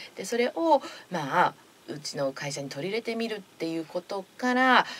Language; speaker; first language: Japanese; native; Japanese